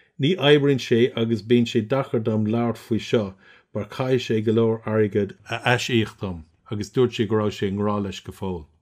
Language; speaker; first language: Irish; non-native, local second language; English